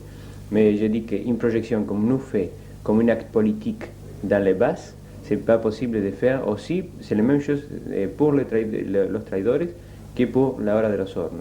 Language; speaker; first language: French; non-native, learner; Spanish